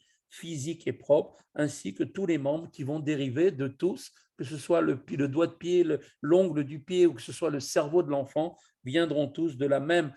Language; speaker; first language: French; native; French